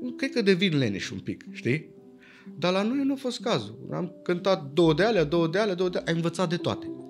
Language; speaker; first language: Romanian; early bilingual, heritage; Romanian